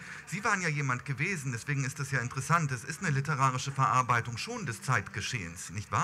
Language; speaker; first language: German; native; German